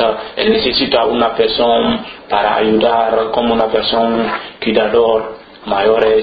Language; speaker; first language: Spanish; non-native, learner; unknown